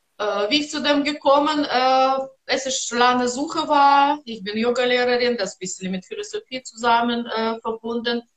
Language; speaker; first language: German; non-native, learner; Russian